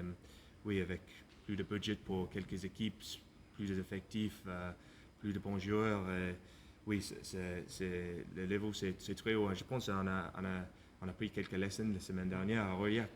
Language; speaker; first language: French; non-native, learner; English